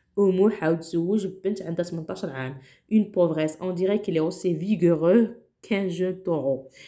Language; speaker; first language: French; non-native, local second language; Arabic